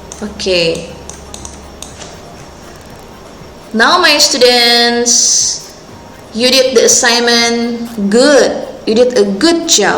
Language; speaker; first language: English; non-native, local second language; Indonesian